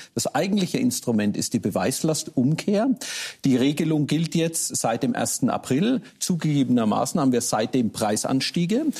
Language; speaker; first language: German; native; German